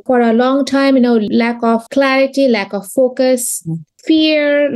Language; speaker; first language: English; non-native, local second language; Bangla